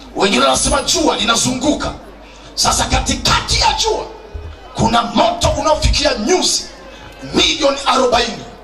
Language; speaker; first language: Swahili; native; Swahili